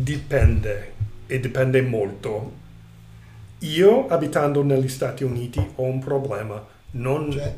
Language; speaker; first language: Italian; non-native, learner; English